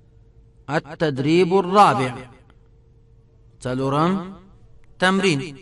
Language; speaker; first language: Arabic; non-native, fluent; Pashto